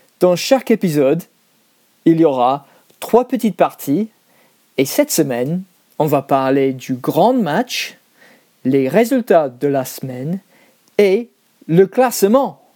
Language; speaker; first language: French; non-native, learner; English